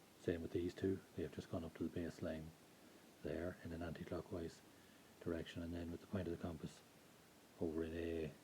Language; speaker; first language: English; native; English